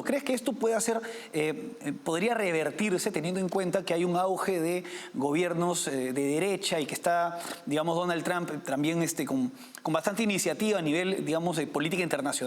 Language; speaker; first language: Spanish; native; Spanish